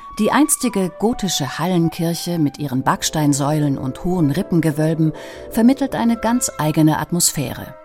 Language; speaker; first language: German; native; German